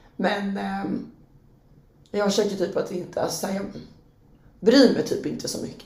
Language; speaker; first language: Swedish; native; Swedish